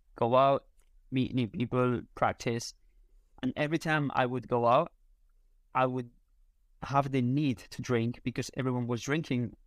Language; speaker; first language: English; non-native, fluent; Spanish